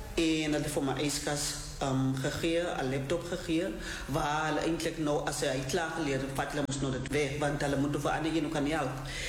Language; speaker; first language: Afrikaans; non-native, local second language; Southern Sotho